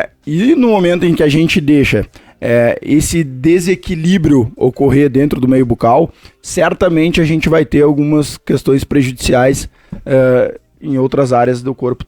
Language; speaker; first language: Portuguese; native; Portuguese